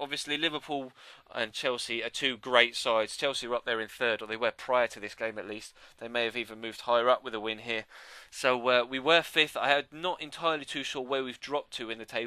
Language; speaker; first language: English; native; English